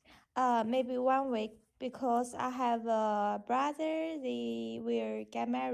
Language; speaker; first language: English; non-native, learner; Chinese